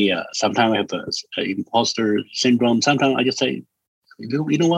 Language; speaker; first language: English; non-native, fluent; Chinese